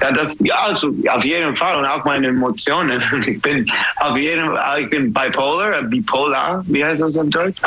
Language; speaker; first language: German; non-native, fluent; English